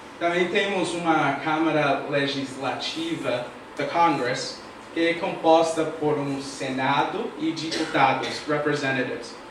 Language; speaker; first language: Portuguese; non-native, fluent; English